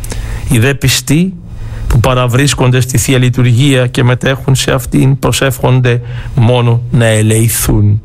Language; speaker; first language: Greek; native; Greek